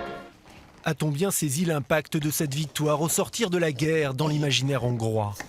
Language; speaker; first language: French; native; French